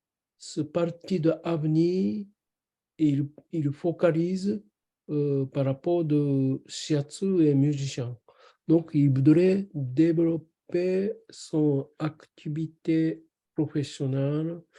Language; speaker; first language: French; non-native, learner; Japanese